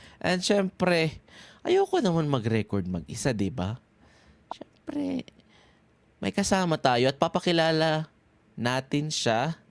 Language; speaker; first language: Filipino; native; Filipino